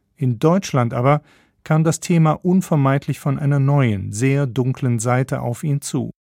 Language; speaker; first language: German; native; German